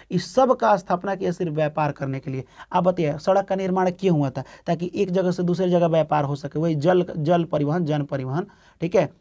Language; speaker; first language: Hindi; native; Hindi